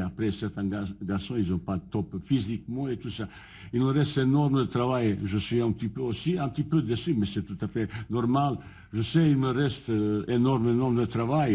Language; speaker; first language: French; non-native, learner; Bosnian